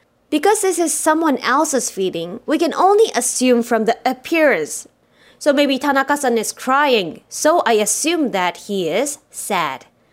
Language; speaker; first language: English; non-native, fluent; Japanese